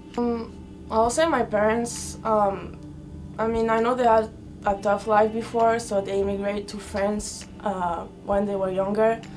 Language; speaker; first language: English; non-native, fluent; French